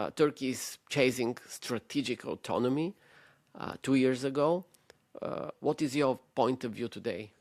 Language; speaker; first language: English; non-native, fluent; Bulgarian